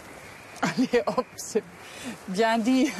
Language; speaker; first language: French; non-native, fluent; German